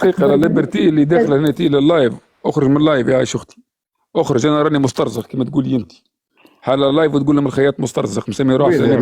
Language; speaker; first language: Arabic; native; Arabic